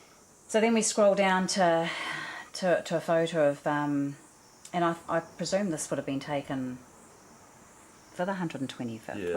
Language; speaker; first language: English; native; English